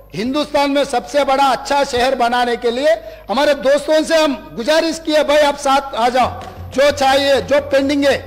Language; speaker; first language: Hindi; non-native, local second language; Telugu